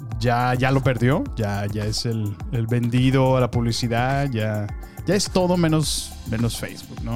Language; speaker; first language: Spanish; native; Spanish